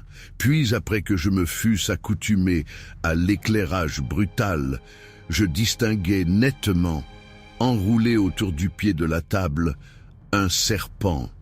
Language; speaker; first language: French; native; French